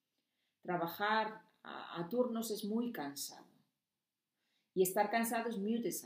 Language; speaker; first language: Spanish; non-native, fluent; German